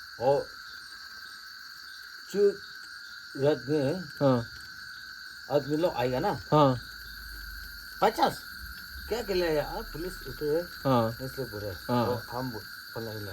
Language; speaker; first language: Hindi; non-native, local second language; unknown